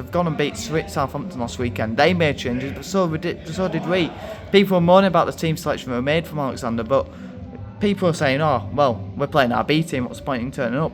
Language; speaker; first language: English; native; English